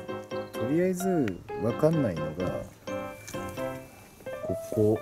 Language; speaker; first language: Japanese; native; Japanese